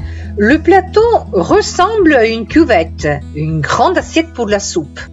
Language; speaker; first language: French; non-native, fluent; Italian